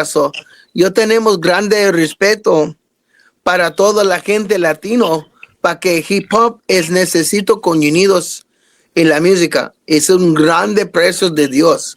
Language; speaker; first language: Spanish; non-native, learner; English